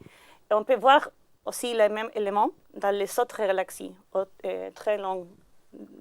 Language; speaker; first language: French; non-native, learner; Spanish